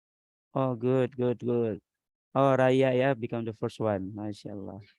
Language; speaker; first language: English; non-native, learner; Indonesian